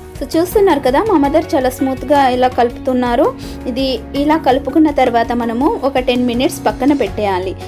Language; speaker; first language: Telugu; non-native, local second language; Urdu